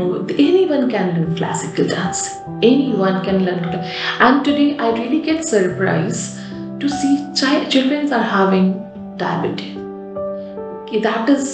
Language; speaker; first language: English; non-native, local second language; Hindi